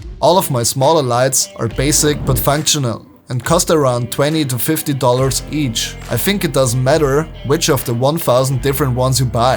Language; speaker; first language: English; non-native, fluent; German